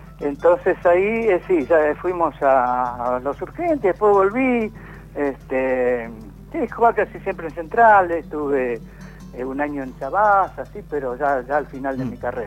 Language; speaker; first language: Spanish; native; Spanish